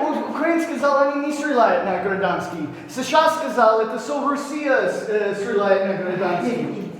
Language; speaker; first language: Russian; non-native, learner; English